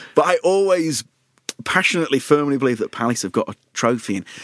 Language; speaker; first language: English; native; English